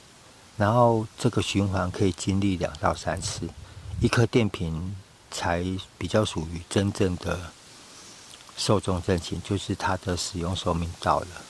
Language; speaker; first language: Chinese; native; Chinese